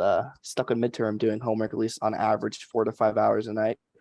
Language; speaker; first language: English; native; English